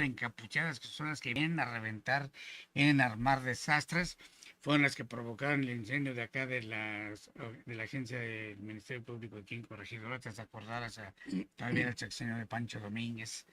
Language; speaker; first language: Spanish; native; Spanish